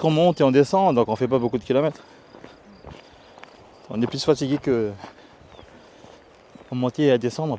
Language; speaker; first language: French; native; French